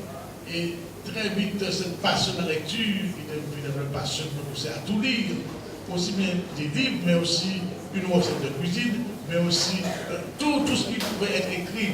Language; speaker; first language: French; native; French